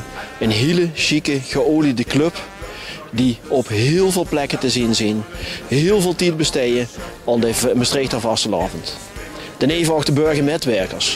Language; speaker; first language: Dutch; non-native, local second language; Limburgish